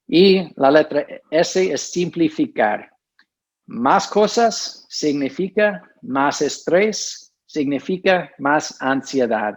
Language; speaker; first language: Spanish; non-native, fluent; English